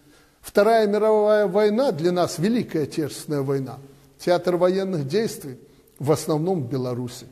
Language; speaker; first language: Russian; native; Russian